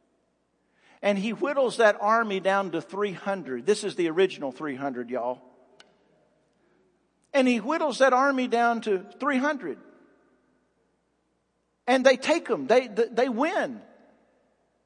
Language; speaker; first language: English; native; English